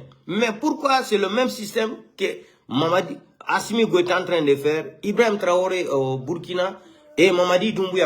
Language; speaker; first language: French; non-native, local second language; Fula